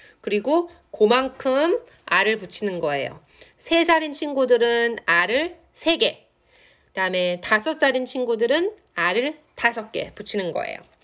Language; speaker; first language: Korean; native; Korean